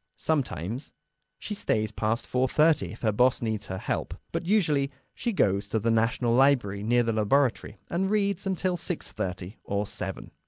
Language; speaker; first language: English; native; English